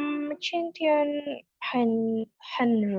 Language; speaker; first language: Chinese; non-native, learner; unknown